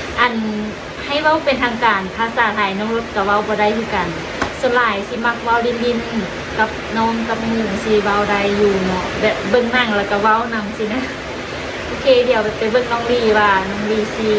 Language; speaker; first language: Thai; non-native, learner; Lao